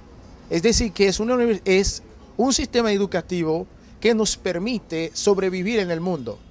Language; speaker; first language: Spanish; non-native, fluent; Haitian Creole